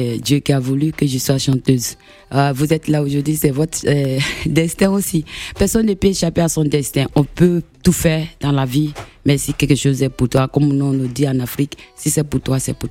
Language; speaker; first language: French; non-native, local second language; Mandingo